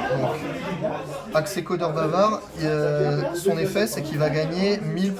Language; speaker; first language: French; native; French